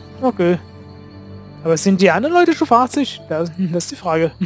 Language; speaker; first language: German; native; German